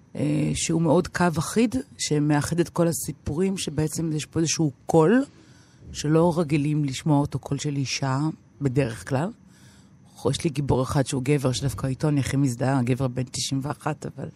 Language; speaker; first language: Hebrew; native; Hebrew